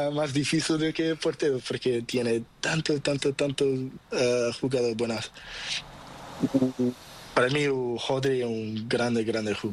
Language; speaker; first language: Spanish; non-native, learner; Portuguese